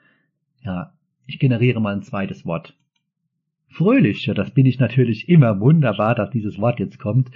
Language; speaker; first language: German; native; German